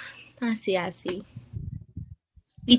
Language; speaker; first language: Spanish; non-native, learner; English